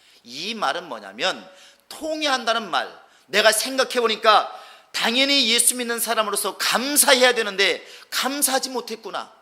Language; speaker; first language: Korean; native; Korean